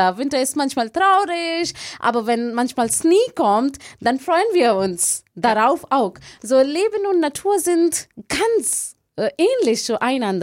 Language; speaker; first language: German; non-native, fluent; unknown